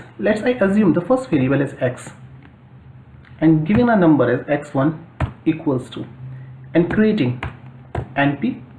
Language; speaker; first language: English; non-native, local second language; Hindi